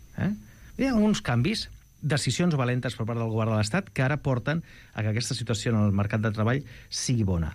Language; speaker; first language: Catalan; non-native, local second language; Spanish